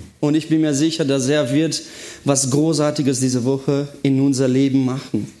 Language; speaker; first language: German; non-native, fluent; Portuguese